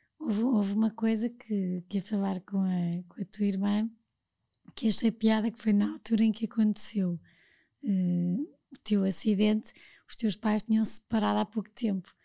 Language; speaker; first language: Portuguese; native; Portuguese